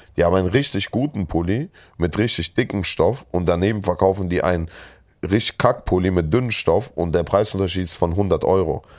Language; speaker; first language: German; early bilingual, other home language; Russian